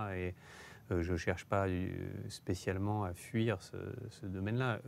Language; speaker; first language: French; native; French